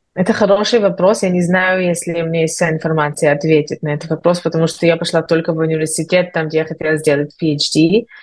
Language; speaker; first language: Russian; early bilingual, heritage; Russian